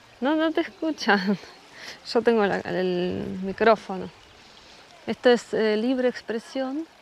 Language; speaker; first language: Spanish; early bilingual, other home language; Russian